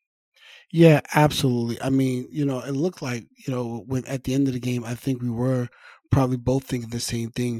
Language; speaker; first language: English; native; English